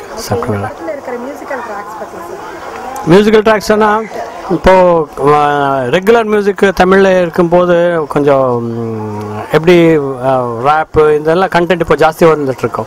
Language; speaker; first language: Tamil; non-native, local second language; Kannada